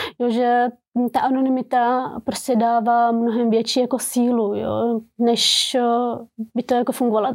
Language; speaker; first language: Czech; early bilingual, other home language; Persian